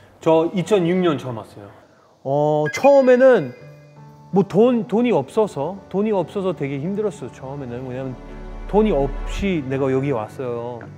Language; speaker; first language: Korean; non-native, fluent; French